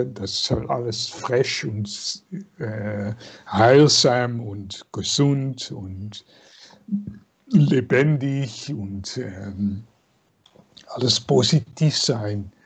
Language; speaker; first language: German; non-native, fluent; Dutch